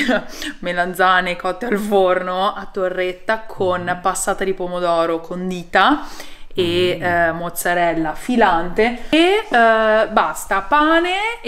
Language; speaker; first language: Italian; native; Italian